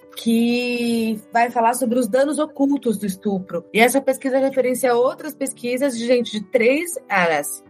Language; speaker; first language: Portuguese; native; Portuguese